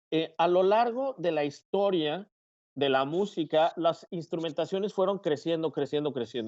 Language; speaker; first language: Spanish; native; Spanish